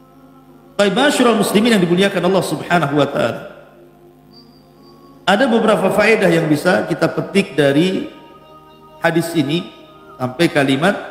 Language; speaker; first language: Indonesian; native; Indonesian